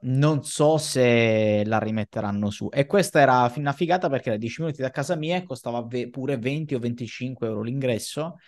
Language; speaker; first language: Italian; native; Italian